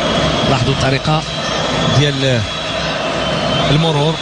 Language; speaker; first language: Arabic; native; Arabic